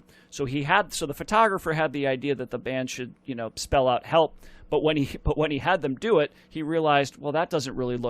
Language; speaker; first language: English; native; English